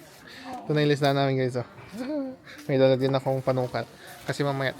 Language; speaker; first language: Filipino; native; Filipino